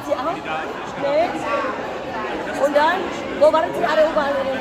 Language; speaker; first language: German; non-native, learner; Indonesian